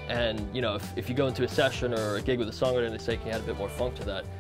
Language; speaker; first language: English; native; English